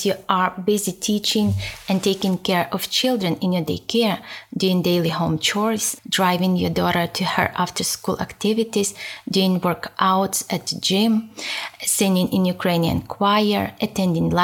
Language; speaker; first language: English; non-native, fluent; Ukrainian